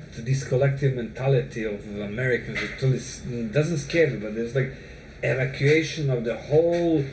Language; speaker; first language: English; non-native, fluent; Serbian